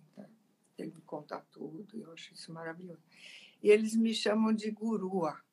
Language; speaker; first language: Portuguese; early bilingual, other home language; Italian